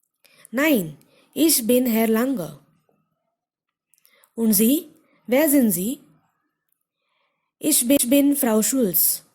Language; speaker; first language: German; non-native, fluent; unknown